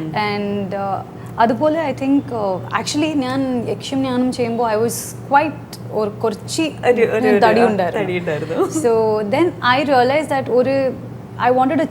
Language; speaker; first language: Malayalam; non-native, learner; Kannada